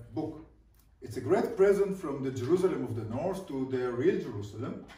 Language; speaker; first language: English; non-native, fluent; Hebrew